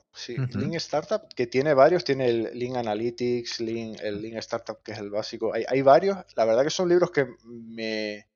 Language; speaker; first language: Spanish; native; Spanish